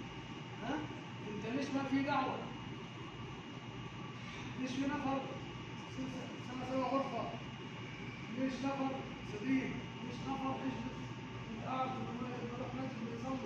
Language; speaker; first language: Arabic; non-native, learner; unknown